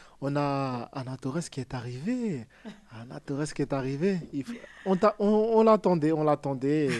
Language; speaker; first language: French; native; French